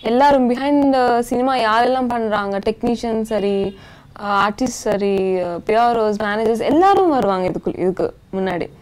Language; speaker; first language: Tamil; non-native, local second language; Telugu